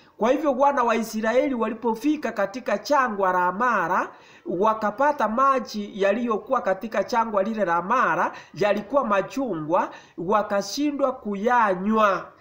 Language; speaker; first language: Swahili; non-native, local second language; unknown